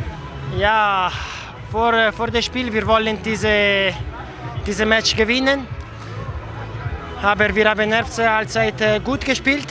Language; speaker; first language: German; non-native, learner; Italian